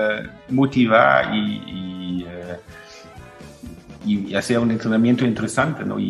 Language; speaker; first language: Spanish; non-native, fluent; German